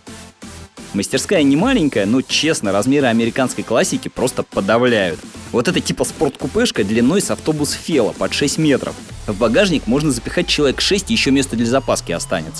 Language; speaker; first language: Russian; native; Russian